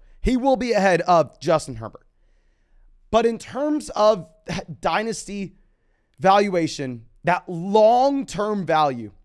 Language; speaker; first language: English; native; English